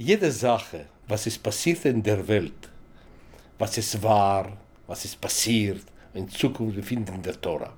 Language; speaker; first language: German; non-native, learner; Russian